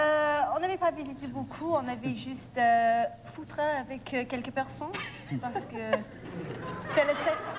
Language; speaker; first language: French; non-native, learner; English